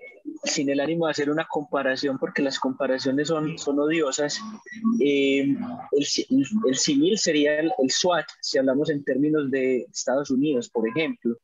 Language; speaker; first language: Spanish; native; Spanish